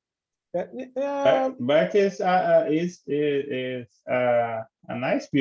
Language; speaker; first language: English; non-native, learner; Portuguese